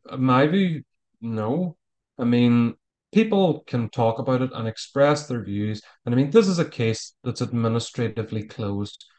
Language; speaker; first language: English; native; English